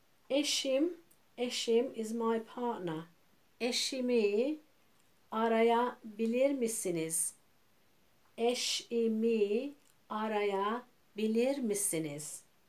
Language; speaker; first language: Turkish; early bilingual, heritage; Turkish